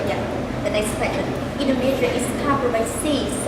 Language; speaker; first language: English; non-native, fluent; Vietnamese